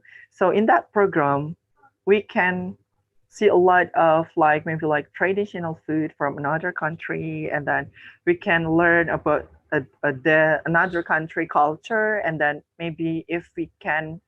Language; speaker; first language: English; non-native, learner; Indonesian